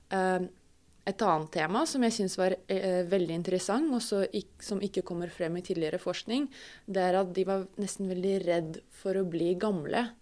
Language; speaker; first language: Norwegian; non-native, fluent; Russian